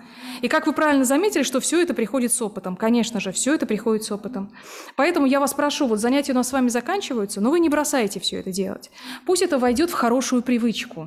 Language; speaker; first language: Russian; native; Russian